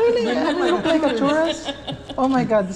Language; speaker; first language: English; non-native, local second language; Filipino